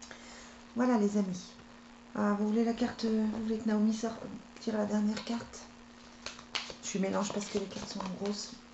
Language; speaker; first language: French; native; French